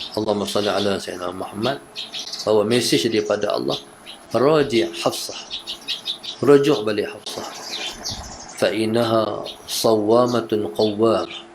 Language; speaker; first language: Malay; native; Malay